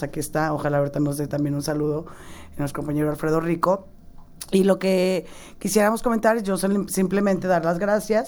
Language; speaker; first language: Spanish; native; Spanish